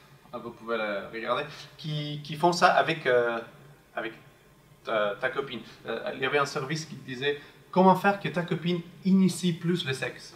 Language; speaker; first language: French; non-native, fluent; Spanish